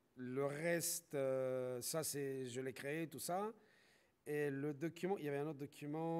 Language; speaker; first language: French; non-native, fluent; Spanish